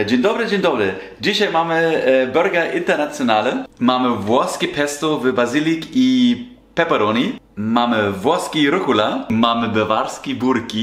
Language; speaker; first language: Polish; non-native, learner; German